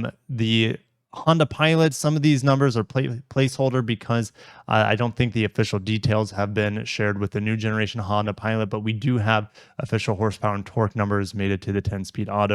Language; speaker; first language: English; native; English